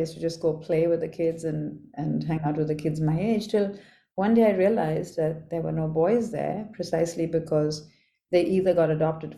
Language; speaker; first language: English; non-native, local second language; Bangla